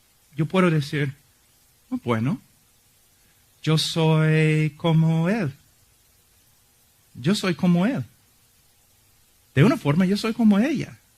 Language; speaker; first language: Spanish; non-native, fluent; English